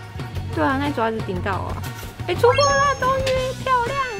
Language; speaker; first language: Chinese; native; Chinese